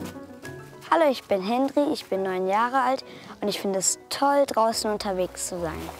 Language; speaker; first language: German; native; German